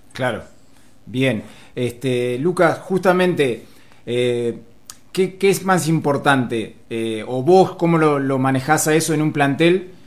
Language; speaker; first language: Spanish; native; Spanish